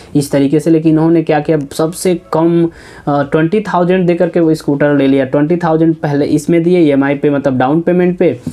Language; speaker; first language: Hindi; native; Hindi